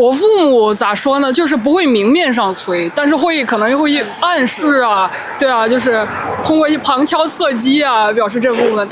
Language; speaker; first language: Chinese; native; Chinese